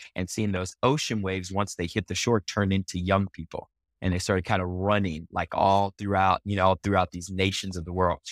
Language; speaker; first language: English; native; English